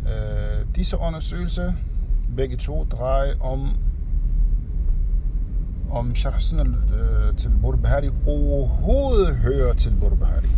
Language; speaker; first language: Danish; non-native, fluent; Arabic